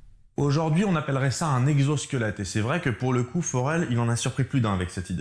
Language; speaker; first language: French; native; French